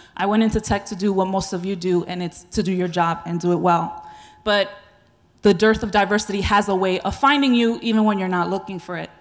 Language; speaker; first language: English; native; English